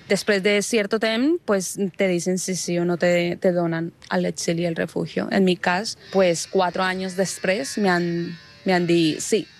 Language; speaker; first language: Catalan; non-native, fluent; Spanish